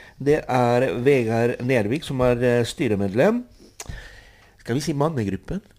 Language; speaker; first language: Norwegian; non-native, fluent; Spanish